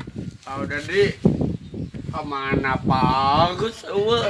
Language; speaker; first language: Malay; non-native, local second language; Sundanese